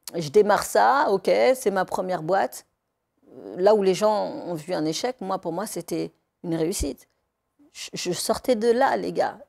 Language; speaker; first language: French; native; French